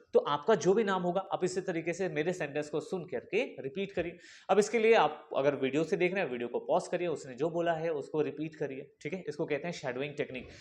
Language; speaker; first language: Hindi; native; Hindi